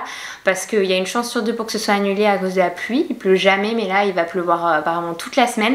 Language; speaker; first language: French; native; French